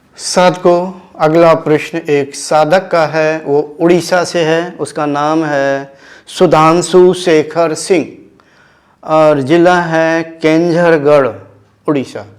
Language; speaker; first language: Hindi; native; Hindi